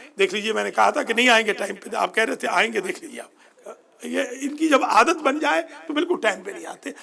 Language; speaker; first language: Urdu; non-native, local second language; Punjabi